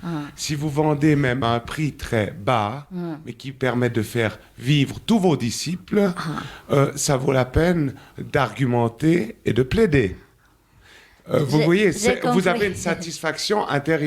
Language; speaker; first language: French; native; French